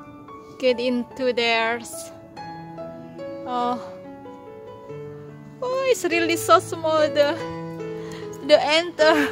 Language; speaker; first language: English; non-native, learner; Indonesian